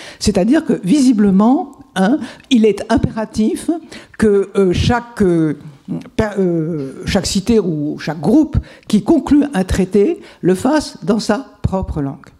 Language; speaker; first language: French; native; French